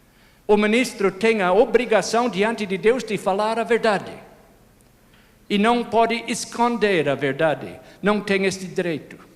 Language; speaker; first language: Portuguese; non-native, fluent; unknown